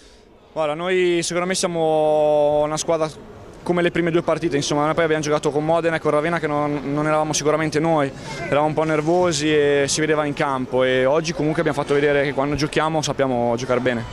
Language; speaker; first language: Italian; native; Italian